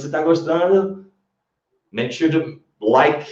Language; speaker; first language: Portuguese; non-native, fluent; English